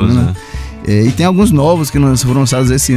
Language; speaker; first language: Portuguese; native; Portuguese